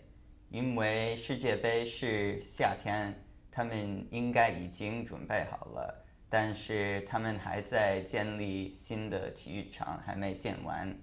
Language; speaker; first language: Chinese; non-native, learner; English